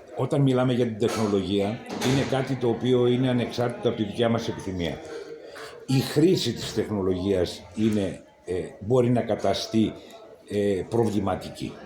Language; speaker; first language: Greek; native; Greek